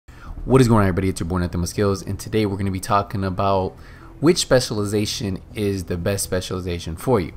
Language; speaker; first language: English; native; English